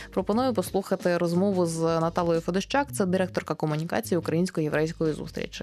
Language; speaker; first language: Ukrainian; native; Ukrainian